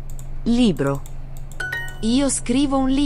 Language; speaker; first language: Italian; non-native, learner; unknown